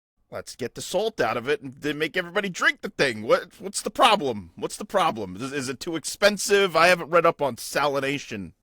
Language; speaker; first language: English; native; English